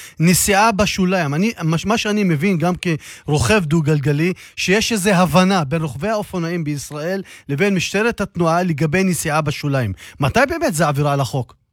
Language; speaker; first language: Hebrew; non-native, local second language; Arabic